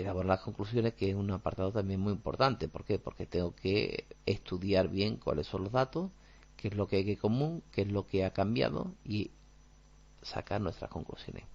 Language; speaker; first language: Spanish; native; Spanish